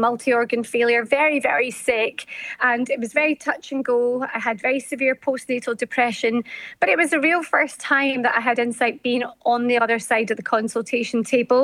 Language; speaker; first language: English; native; English